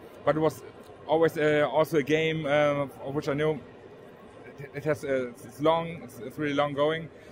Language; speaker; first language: English; non-native, fluent; German